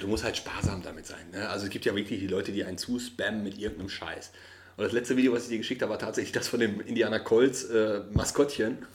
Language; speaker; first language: German; early bilingual, other home language; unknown